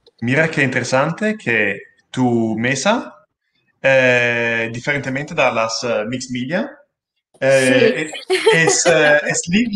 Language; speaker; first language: Spanish; non-native, learner; Italian